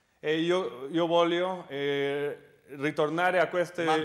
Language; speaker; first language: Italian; non-native, learner; Spanish